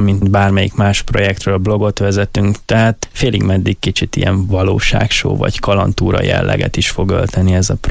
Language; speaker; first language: Hungarian; native; Hungarian